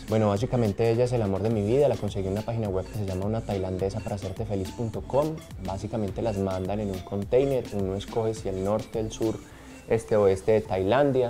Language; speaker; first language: Spanish; native; Spanish